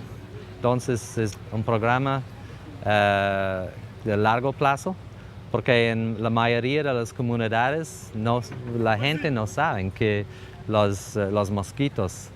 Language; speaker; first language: Spanish; non-native, fluent; English